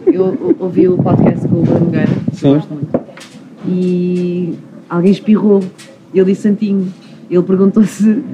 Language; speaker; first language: Portuguese; native; Portuguese